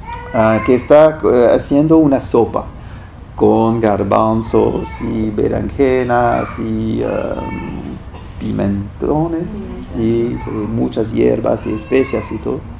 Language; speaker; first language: Spanish; non-native, fluent; French